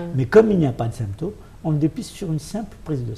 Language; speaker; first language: French; non-native, local second language; Arabic